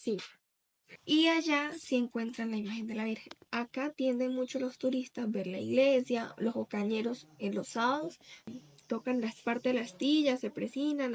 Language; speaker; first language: Spanish; native; Spanish